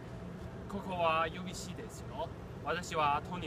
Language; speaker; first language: Japanese; non-native, learner; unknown